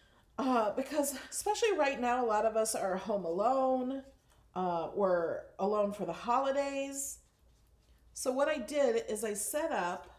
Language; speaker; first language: English; native; English